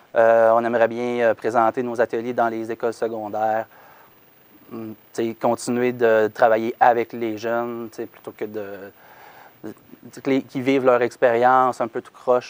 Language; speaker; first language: French; native; French